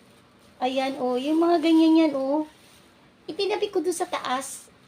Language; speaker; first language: Filipino; native; Filipino